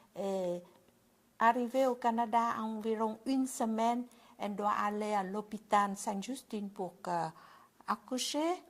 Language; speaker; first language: French; non-native, learner; Vietnamese